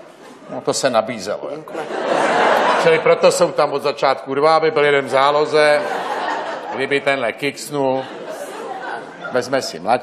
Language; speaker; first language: Czech; native; Czech